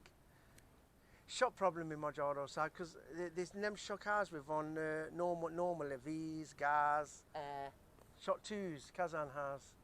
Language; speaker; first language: Hungarian; early bilingual, heritage; English